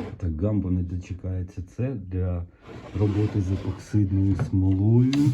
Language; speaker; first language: Ukrainian; non-native, local second language; Russian